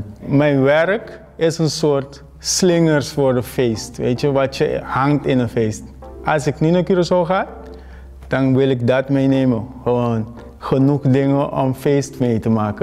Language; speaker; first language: Dutch; non-native, local second language; Papiamento